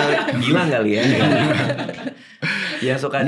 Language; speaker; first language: Indonesian; native; Indonesian